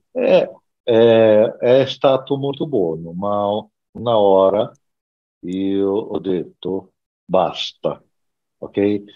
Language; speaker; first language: Italian; non-native, learner; Portuguese